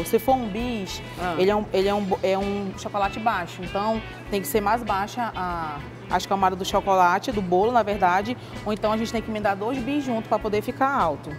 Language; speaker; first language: Portuguese; native; Portuguese